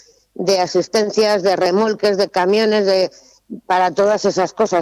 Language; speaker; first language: Spanish; native; Spanish